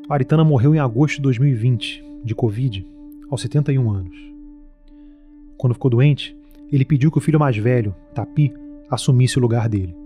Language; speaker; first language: Portuguese; native; Portuguese